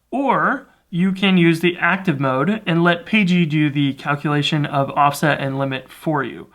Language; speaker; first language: English; native; English